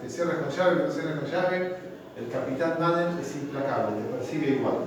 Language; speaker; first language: Spanish; native; Spanish